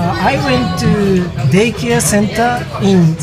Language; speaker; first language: English; non-native, learner; Japanese